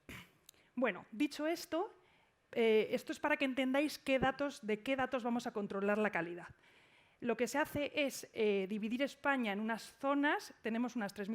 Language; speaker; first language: Spanish; native; Spanish